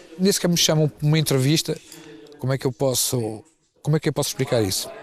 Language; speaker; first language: Portuguese; native; Portuguese